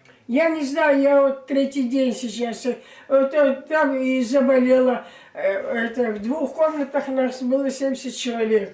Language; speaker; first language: Russian; native; Russian